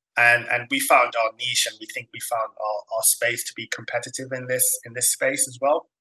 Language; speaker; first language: English; non-native, fluent; Somali